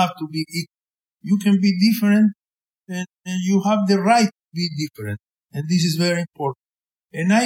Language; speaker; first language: English; non-native, fluent; Spanish